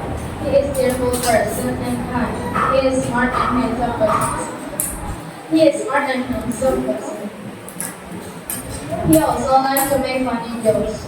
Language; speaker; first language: English; non-native, learner; Indonesian